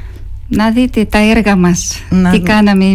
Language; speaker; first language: Greek; non-native, fluent; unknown